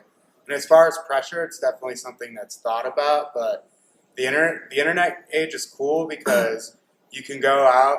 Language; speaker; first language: English; native; English